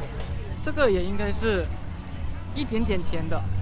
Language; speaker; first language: Chinese; non-native, learner; Thai